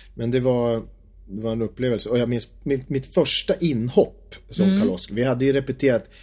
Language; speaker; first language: Swedish; native; Swedish